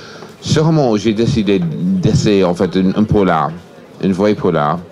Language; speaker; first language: French; non-native, fluent; English